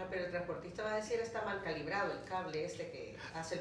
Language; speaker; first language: Spanish; native; Spanish